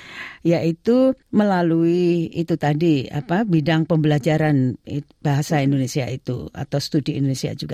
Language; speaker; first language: Indonesian; native; Indonesian